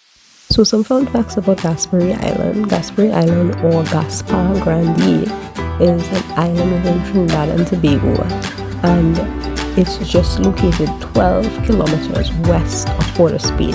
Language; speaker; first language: English; native; English